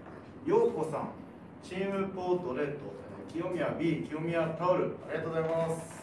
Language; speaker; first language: Japanese; native; Japanese